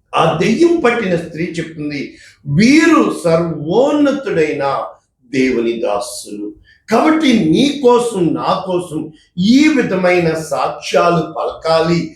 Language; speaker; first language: Telugu; native; Telugu